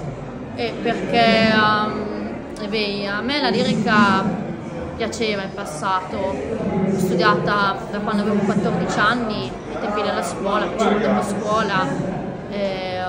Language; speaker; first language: Italian; native; Italian